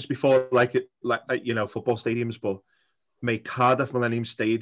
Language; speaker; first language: English; native; English